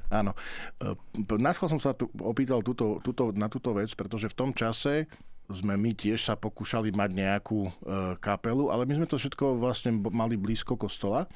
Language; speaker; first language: Slovak; native; Slovak